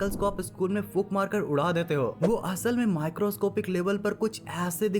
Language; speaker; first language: Hindi; native; Hindi